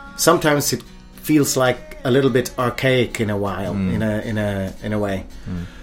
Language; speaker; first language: English; non-native, fluent; Swedish